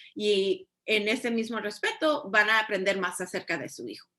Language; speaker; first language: Spanish; early bilingual, heritage; Spanish